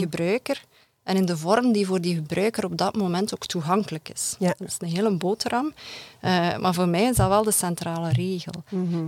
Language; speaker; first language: Dutch; native; Dutch